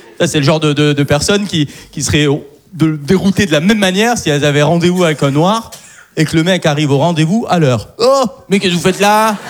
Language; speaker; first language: French; non-native, local second language; Arabic